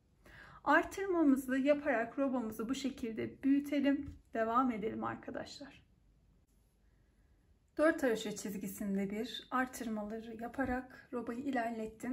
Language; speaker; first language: Turkish; native; Turkish